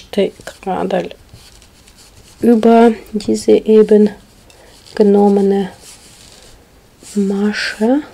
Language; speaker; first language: German; non-native, learner; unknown